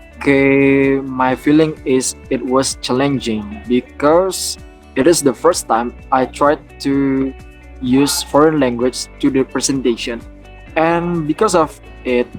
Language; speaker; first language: English; non-native, learner; Indonesian